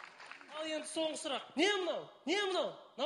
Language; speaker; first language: Kazakh; native; Kazakh